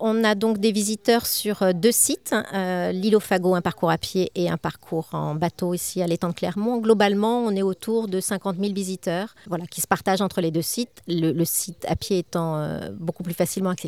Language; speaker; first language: French; native; French